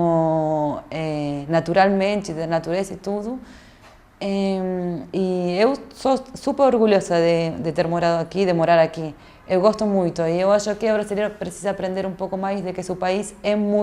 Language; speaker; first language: Portuguese; non-native, fluent; Spanish